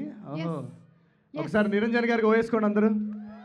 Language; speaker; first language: Telugu; native; Telugu